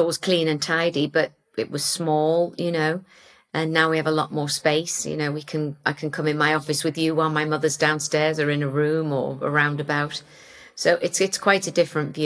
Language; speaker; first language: English; native; English